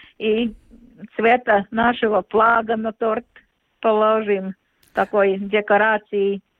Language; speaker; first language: Russian; non-native, local second language; Latvian